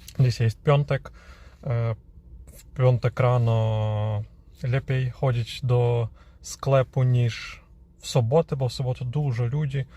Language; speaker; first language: Polish; non-native, fluent; Ukrainian